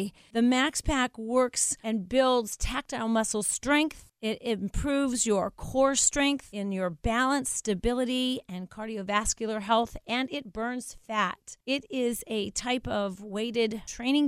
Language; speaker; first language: English; native; English